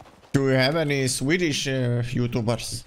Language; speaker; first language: English; non-native, learner; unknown